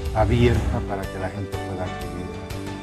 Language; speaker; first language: Spanish; non-native, fluent; Czech